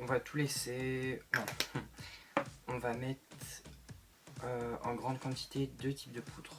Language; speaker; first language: French; native; French